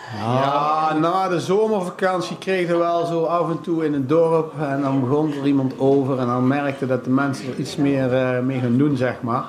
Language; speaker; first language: Dutch; native; Dutch